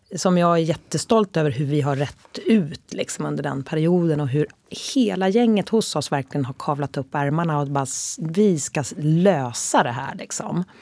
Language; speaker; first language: Swedish; native; Swedish